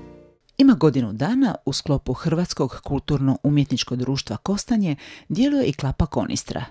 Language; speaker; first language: Croatian; native; Croatian